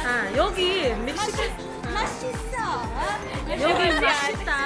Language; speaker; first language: Korean; non-native, learner; Filipino